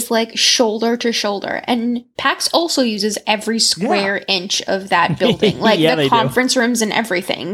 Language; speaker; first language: English; native; English